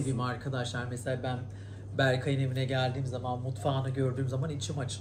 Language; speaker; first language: Turkish; native; Turkish